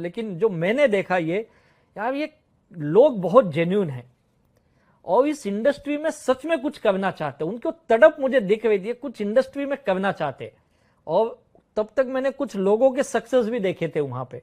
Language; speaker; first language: Hindi; native; Hindi